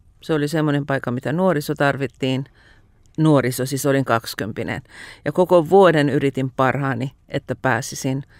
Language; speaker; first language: Finnish; non-native, fluent; Persian